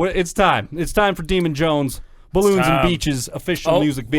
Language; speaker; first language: English; native; English